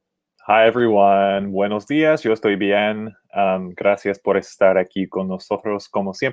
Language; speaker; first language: Spanish; non-native, fluent; English